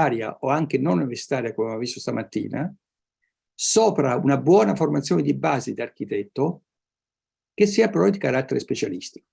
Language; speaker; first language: Italian; native; Italian